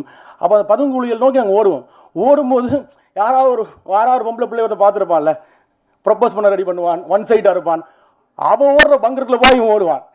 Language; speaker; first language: Tamil; native; Tamil